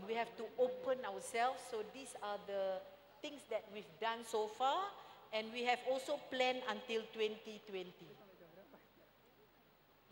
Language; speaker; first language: English; non-native, local second language; Malay